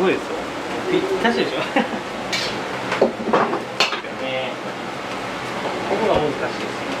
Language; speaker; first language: Japanese; native; Japanese